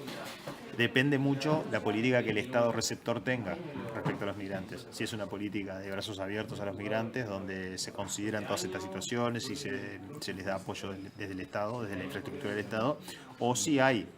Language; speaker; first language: Spanish; native; Spanish